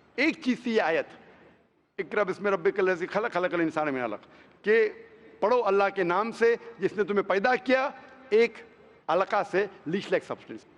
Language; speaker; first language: Hindi; non-native, local second language; Konkani